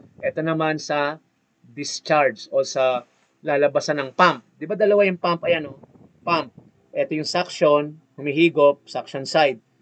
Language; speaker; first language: Filipino; native; Filipino